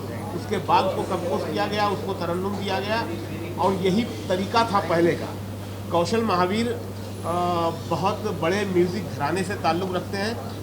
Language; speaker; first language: Hindi; native; Hindi